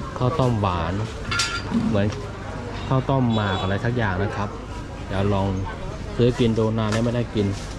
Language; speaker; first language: Thai; non-native, fluent; Chinese